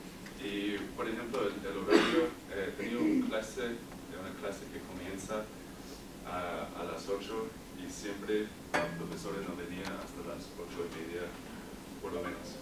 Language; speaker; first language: Spanish; non-native, learner; English